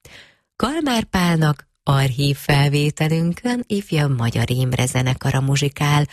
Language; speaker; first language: Hungarian; native; Hungarian